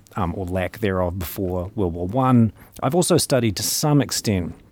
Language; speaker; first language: English; native; English